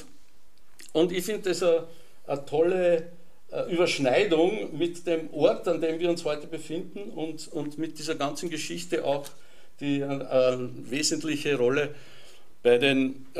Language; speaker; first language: German; native; German